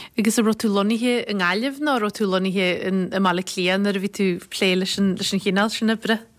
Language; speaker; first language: Irish; native; Irish